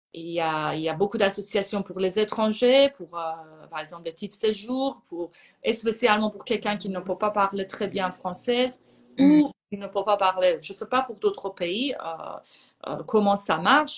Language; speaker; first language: French; non-native, fluent; Persian